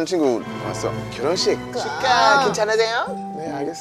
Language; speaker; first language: Korean; non-native, learner; English